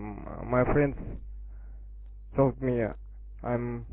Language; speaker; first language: English; non-native, learner; Russian